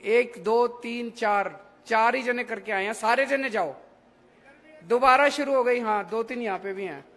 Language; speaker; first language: Hindi; native; Hindi